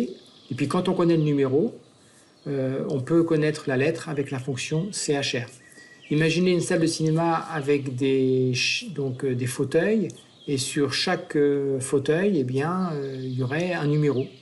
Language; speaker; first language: French; native; French